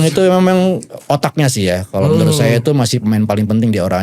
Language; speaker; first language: Indonesian; native; Indonesian